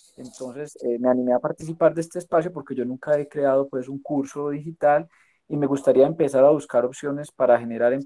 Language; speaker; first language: Spanish; native; Spanish